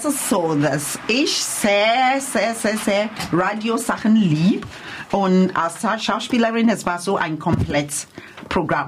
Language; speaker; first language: German; non-native, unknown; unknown